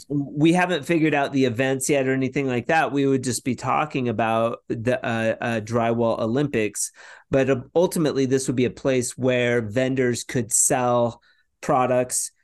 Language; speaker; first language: English; native; English